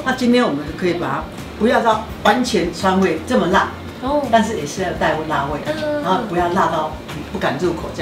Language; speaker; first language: Chinese; native; Chinese